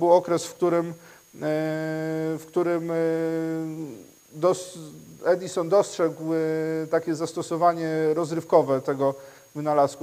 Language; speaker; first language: Polish; native; Polish